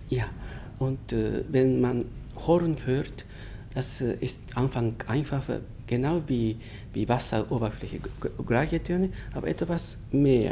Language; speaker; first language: German; non-native, learner; Japanese